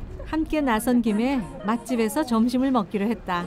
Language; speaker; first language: Korean; native; Korean